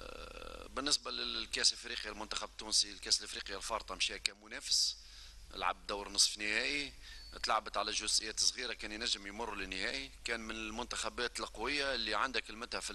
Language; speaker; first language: Arabic; native; Arabic